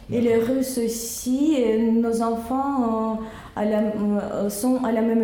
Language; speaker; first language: French; non-native, learner; Russian